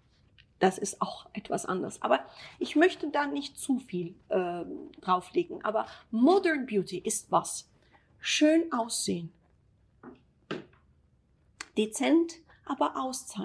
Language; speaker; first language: German; non-native, fluent; Italian